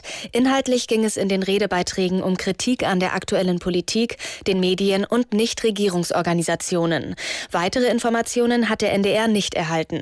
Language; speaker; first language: German; native; German